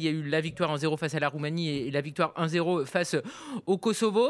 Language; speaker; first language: French; native; French